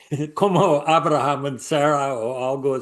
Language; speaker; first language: Spanish; non-native, learner; English